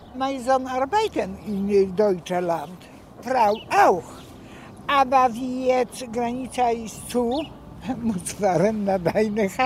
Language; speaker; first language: German; non-native, learner; Polish